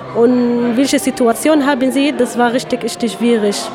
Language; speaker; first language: German; non-native, learner; Arabic